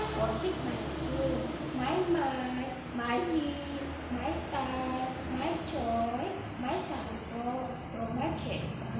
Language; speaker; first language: Cantonese; non-native, learner; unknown